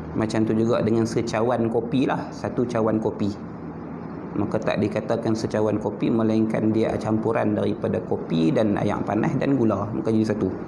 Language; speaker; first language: Malay; native; Malay